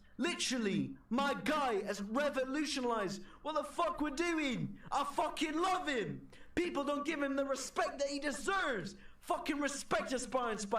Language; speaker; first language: English; native; English